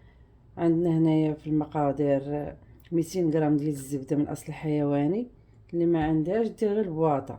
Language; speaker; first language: Arabic; native; Arabic